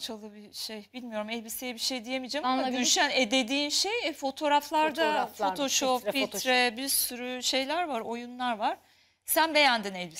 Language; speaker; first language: Turkish; native; Turkish